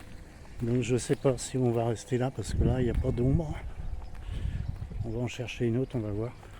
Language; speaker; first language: French; native; French